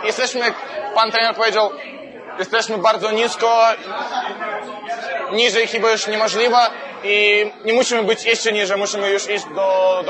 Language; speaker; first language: Polish; non-native, fluent; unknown